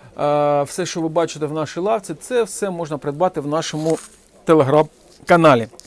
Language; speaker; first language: Ukrainian; non-native, local second language; Russian